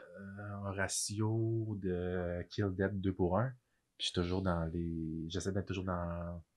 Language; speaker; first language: French; native; French